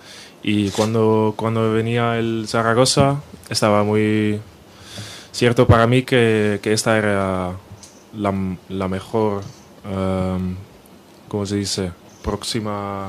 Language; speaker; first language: Spanish; non-native, fluent; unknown